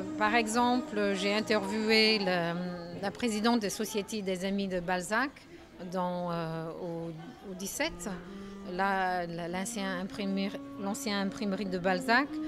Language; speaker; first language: French; non-native, fluent; English